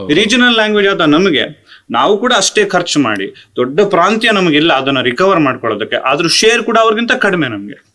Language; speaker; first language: Kannada; non-native, local second language; Tulu